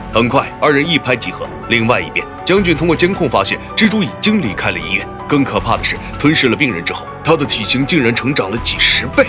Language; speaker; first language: Chinese; native; Chinese